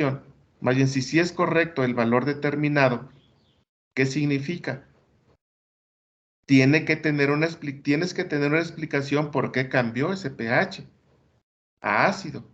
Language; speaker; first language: Spanish; native; Spanish